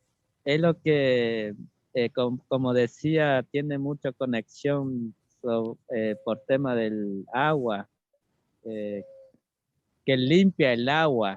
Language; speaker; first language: Spanish; non-native, local second language; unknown